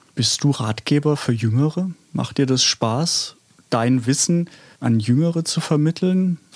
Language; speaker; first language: German; native; German